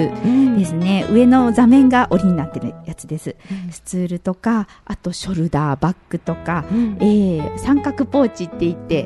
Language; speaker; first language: Japanese; native; Japanese